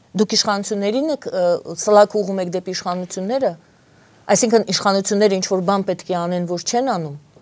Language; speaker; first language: Armenian; native; Armenian